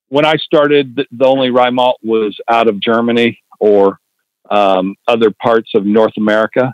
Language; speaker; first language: English; native; English